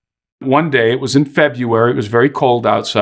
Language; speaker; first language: English; native; English